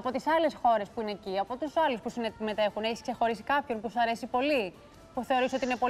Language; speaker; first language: Greek; native; Greek